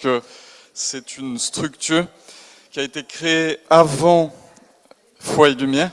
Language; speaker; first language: French; native; French